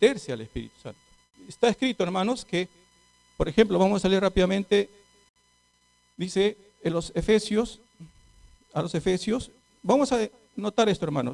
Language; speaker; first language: Spanish; native; Spanish